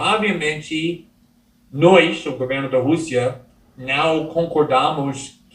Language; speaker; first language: Portuguese; non-native, fluent; English